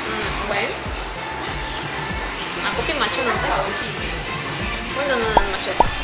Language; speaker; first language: Korean; non-native, learner; Spanish